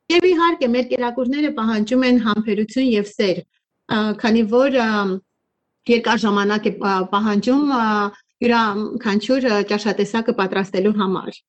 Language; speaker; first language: Armenian; native; Armenian